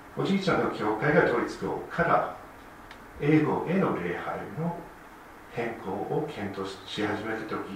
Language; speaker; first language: Japanese; non-native, fluent; English